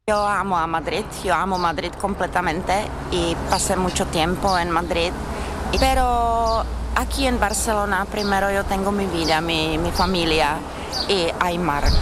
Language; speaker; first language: Spanish; non-native, learner; Czech